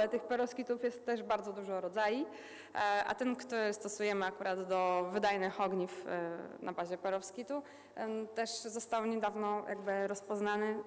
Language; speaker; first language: Polish; native; Polish